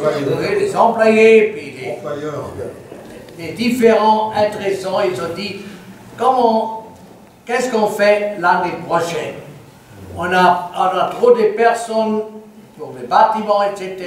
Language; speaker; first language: French; non-native, fluent; German